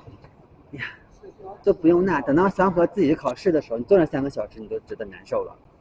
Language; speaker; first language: Chinese; native; Chinese